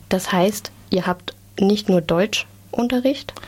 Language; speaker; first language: German; native; German